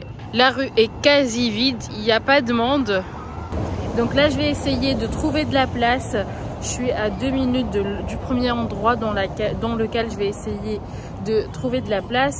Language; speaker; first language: French; non-native, local second language; Arabic